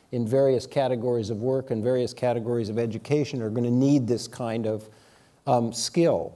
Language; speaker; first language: English; native; English